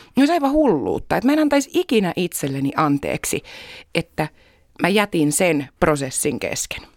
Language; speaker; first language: Finnish; native; Finnish